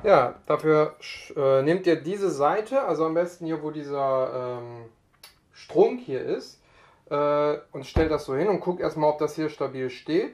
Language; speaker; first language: German; native; German